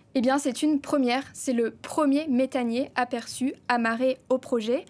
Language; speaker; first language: French; native; French